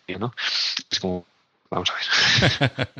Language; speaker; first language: Spanish; native; Spanish